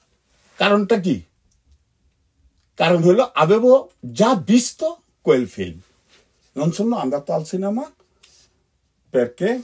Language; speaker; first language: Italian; non-native, fluent; Bangla